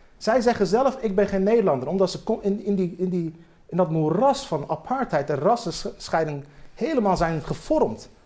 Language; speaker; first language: Dutch; early bilingual, other home language; Turkish